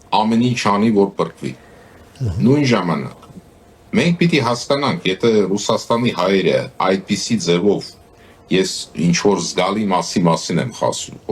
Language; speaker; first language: Armenian; native; Armenian